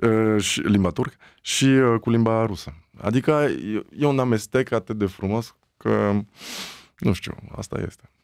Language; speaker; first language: Romanian; early bilingual, heritage; French